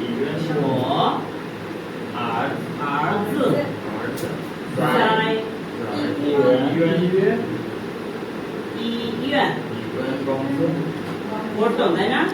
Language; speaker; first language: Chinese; non-native, fluent; Bangla